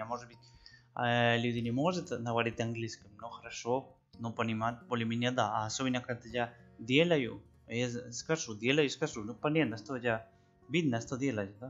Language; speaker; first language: Russian; non-native, learner; Spanish